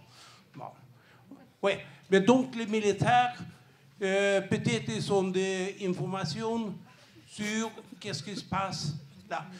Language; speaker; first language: French; non-native, learner; Swedish